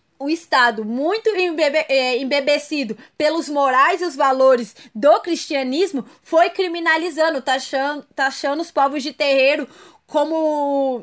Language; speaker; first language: Portuguese; native; Portuguese